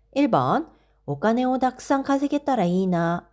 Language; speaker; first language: Japanese; non-native, fluent; Korean